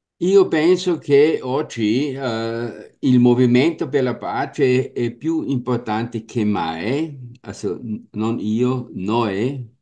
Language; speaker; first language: Italian; non-native, learner; German